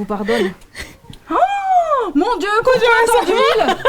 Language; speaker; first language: French; native; French